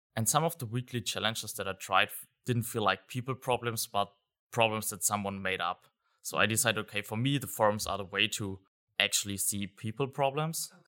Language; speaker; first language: English; non-native, fluent; German